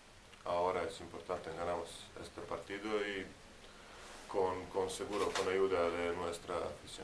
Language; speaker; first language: Spanish; non-native, learner; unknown